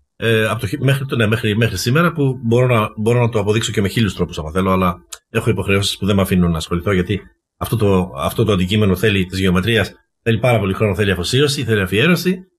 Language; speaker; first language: Greek; native; Greek